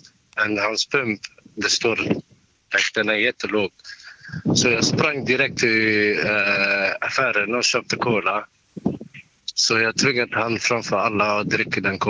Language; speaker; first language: Swedish; non-native, fluent; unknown